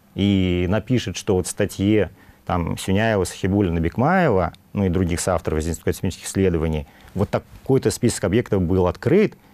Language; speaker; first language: Russian; native; Russian